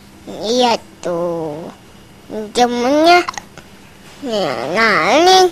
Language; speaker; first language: Indonesian; native; Indonesian